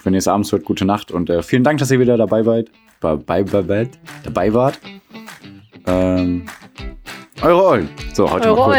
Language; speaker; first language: German; native; German